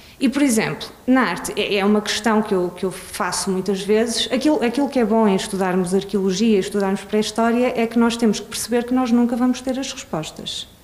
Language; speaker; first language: Portuguese; early bilingual, other home language; Swedish